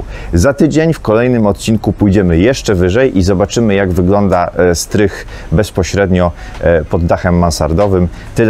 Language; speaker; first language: Polish; native; Polish